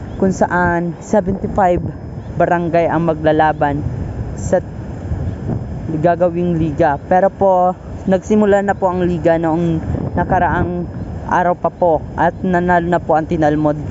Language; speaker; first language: Filipino; non-native, local second language; Bikol